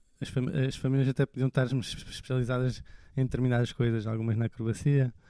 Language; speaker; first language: Portuguese; early bilingual, other home language; French